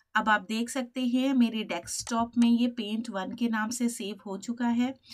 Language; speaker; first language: Hindi; native; Hindi